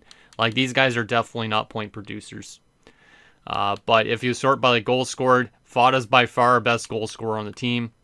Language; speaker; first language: English; native; English